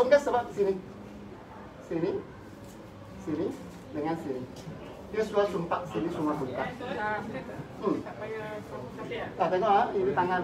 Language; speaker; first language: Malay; non-native, local second language; Cantonese